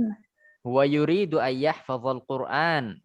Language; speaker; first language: Arabic; non-native, fluent; Indonesian